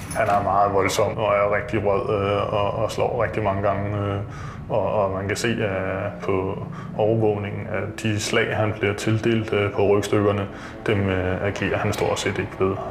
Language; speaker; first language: Danish; native; Danish